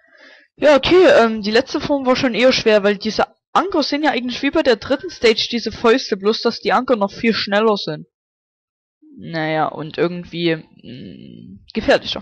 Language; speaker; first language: German; native; German